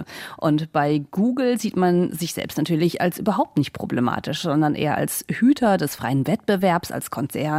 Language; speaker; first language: German; native; German